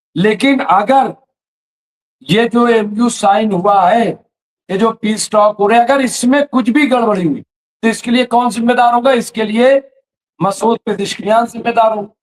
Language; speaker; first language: Urdu; native; Urdu